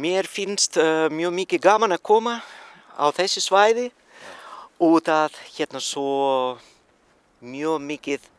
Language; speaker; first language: Icelandic; non-native, learner; Russian